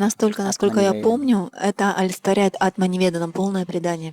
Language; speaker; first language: Russian; native; Russian